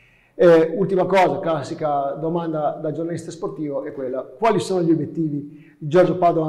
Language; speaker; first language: Italian; native; Italian